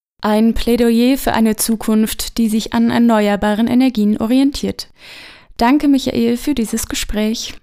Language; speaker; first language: German; native; German